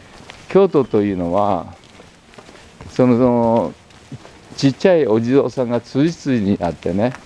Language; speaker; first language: Japanese; native; Japanese